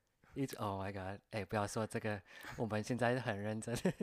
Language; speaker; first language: Chinese; non-native, fluent; English